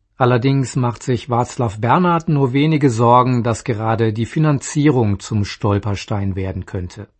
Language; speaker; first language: German; native; German